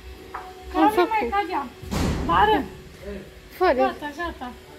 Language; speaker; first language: Romanian; native; Romanian